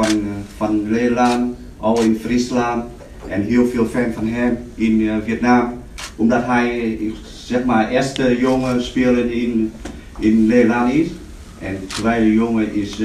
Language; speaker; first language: Dutch; non-native, learner; Vietnamese